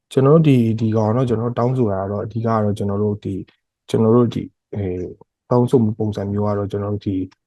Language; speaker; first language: Burmese; non-native, local second language; Karen languages